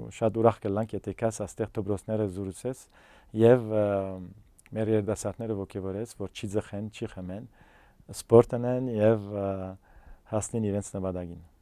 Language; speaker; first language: Armenian; early bilingual, heritage; Armenian